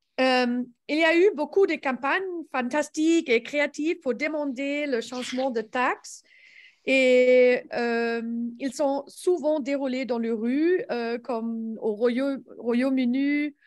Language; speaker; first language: French; non-native, learner; English